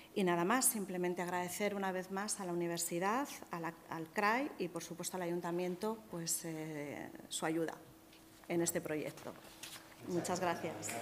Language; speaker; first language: Spanish; native; Spanish